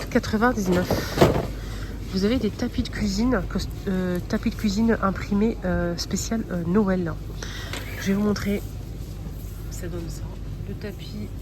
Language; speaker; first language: French; native; French